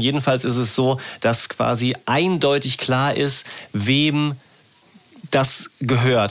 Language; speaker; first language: German; native; German